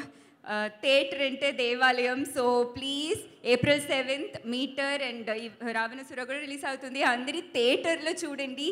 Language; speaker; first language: Telugu; non-native, learner; Tamil